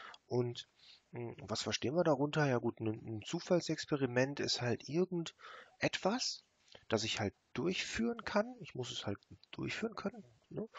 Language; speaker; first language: German; native; German